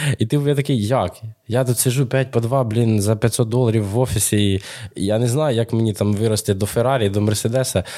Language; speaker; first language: Ukrainian; non-native, local second language; Russian